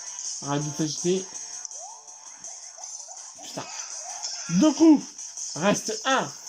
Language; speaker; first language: French; native; French